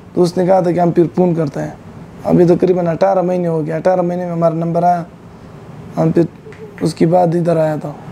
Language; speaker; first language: Hindi; non-native, learner; Persian